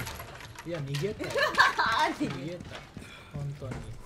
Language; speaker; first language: Japanese; non-native, fluent; Indonesian